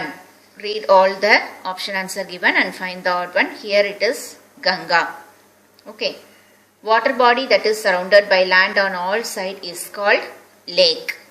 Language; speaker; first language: English; non-native, local second language; Tamil